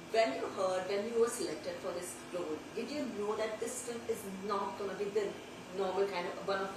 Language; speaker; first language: English; non-native, local second language; Hindi